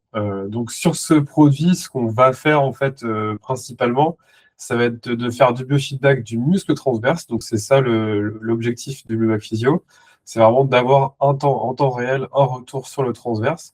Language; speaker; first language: French; native; French